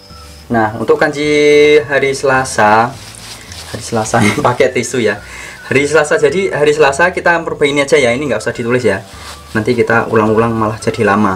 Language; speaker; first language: Indonesian; native; Indonesian